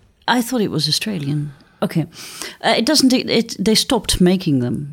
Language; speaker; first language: English; non-native, fluent; Dutch